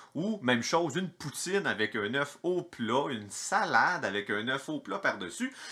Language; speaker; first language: French; native; French